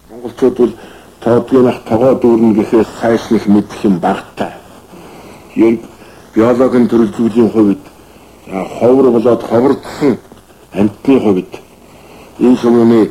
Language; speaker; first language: Mongolian; native; Mongolian